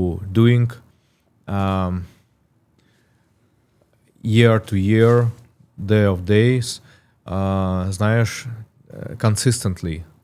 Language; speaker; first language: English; non-native, learner; Russian